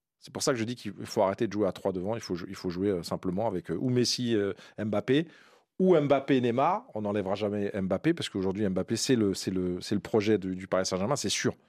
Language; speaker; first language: French; native; French